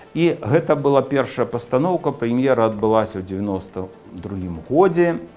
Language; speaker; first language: Belarusian; native; Belarusian